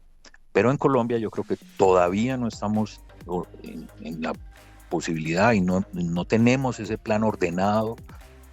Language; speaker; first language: Spanish; native; Spanish